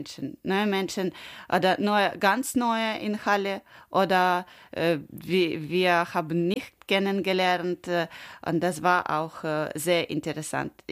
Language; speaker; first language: German; non-native, learner; Ukrainian